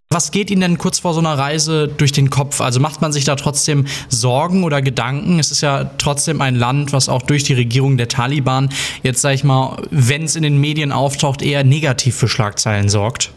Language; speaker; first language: German; native; German